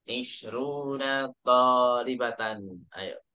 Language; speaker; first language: Arabic; non-native, fluent; Indonesian